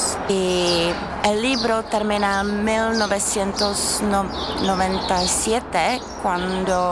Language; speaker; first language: Spanish; non-native, fluent; Czech